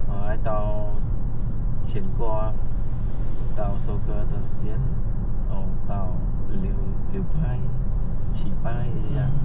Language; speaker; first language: Chinese; non-native, learner; Vietnamese